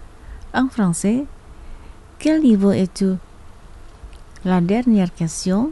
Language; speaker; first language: French; non-native, fluent; Indonesian